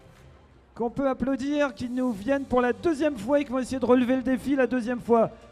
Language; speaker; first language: French; native; French